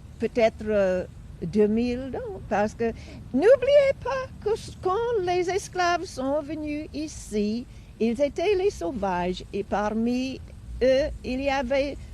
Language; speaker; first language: French; non-native, fluent; English